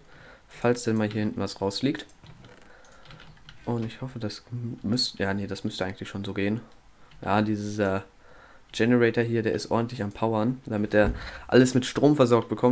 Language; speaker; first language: German; native; German